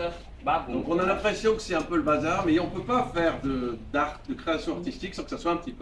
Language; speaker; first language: French; native; French